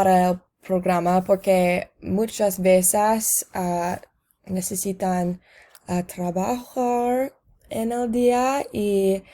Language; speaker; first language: Spanish; non-native, learner; English